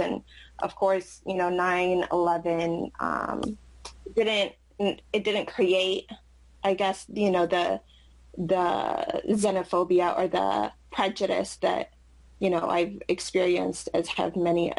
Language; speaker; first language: English; early bilingual, other home language; Arabic